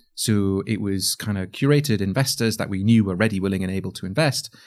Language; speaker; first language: English; native; English